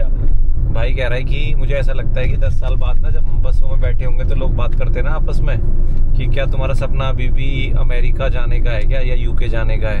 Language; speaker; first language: Hindi; native; Hindi